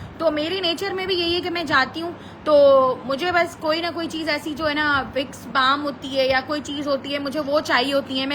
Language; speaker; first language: Hindi; native; Hindi